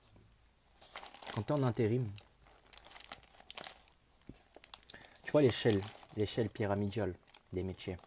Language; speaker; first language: French; native; French